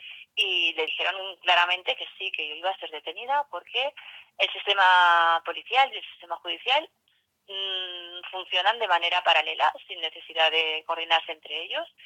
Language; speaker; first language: Spanish; native; Spanish